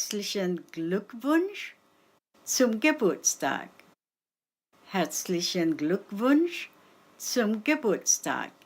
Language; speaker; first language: German; non-native, fluent; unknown